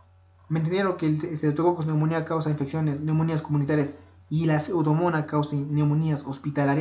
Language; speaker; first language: Spanish; native; Spanish